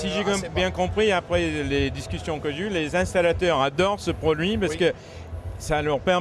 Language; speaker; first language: French; native; French